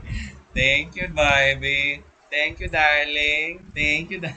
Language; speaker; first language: English; non-native, local second language; Filipino